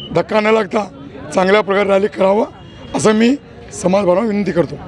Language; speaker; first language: Marathi; non-native, local second language; Lambadi